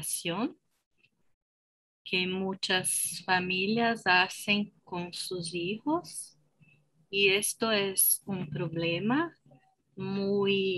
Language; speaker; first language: Spanish; non-native, fluent; Portuguese